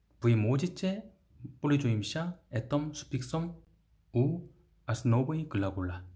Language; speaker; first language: Russian; non-native, learner; Korean